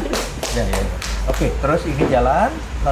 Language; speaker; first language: Indonesian; native; Indonesian